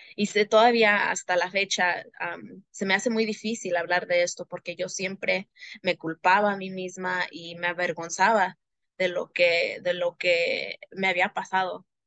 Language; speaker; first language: Spanish; early bilingual, heritage; Spanish